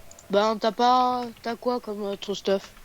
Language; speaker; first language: French; native; French